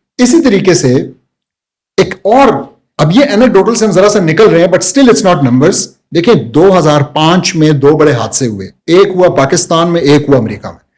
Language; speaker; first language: Urdu; early bilingual, heritage; Urdu